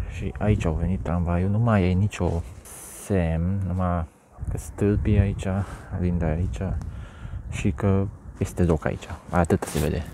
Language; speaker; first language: Romanian; non-native, local second language; Hungarian